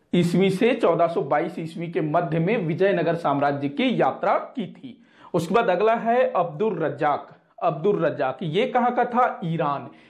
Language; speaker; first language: Hindi; non-native, local second language; Marathi